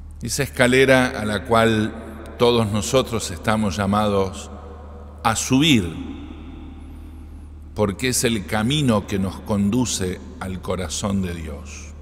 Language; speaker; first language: Spanish; native; Spanish